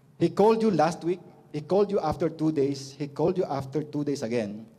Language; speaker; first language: English; non-native, local second language; Filipino